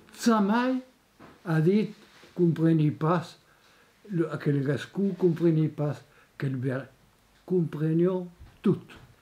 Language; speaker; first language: Occitan; native; Occitan